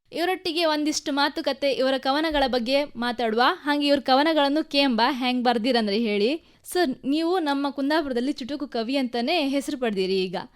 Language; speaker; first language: Kannada; native; Kannada